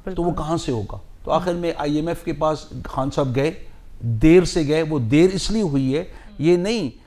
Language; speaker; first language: Urdu; non-native, local second language; Punjabi